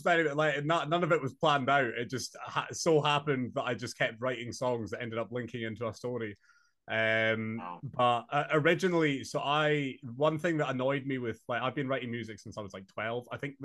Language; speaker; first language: English; native; English